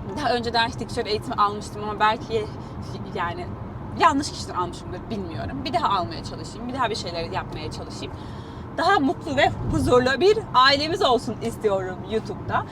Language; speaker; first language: Turkish; native; Turkish